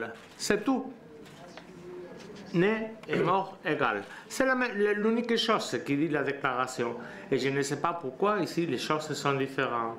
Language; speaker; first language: French; non-native, learner; Spanish